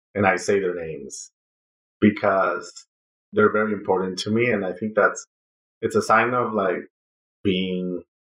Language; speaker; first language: English; non-native, fluent; Spanish